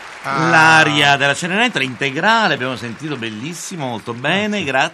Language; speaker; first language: Italian; native; Italian